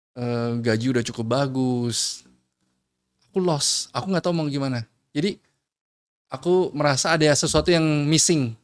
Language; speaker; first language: Indonesian; native; Indonesian